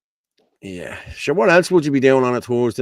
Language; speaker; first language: English; native; English